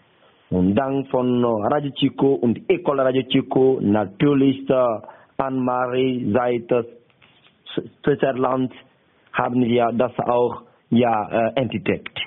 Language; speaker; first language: German; non-native, learner; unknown